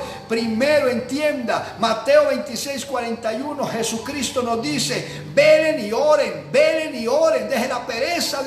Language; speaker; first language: Spanish; native; Spanish